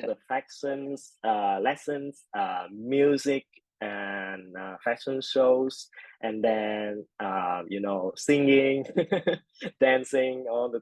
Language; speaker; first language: English; non-native, fluent; Vietnamese